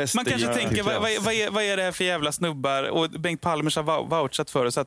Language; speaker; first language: Swedish; native; Swedish